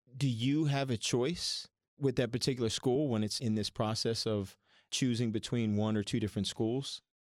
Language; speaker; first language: English; native; English